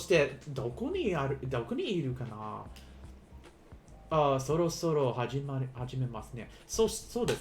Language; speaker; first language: Japanese; non-native, learner; English